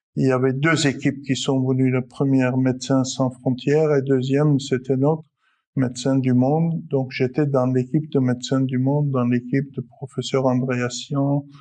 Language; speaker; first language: French; non-native, fluent; Armenian